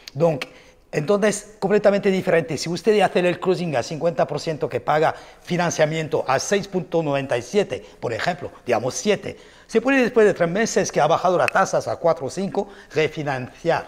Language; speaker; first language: Spanish; non-native, learner; French